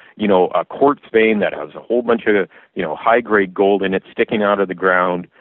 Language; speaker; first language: English; native; English